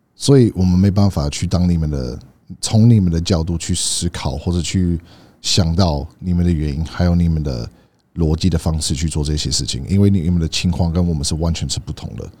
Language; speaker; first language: Chinese; early bilingual, heritage; Chinese